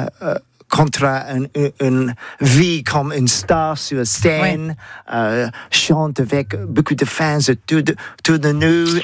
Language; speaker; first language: French; non-native, learner; English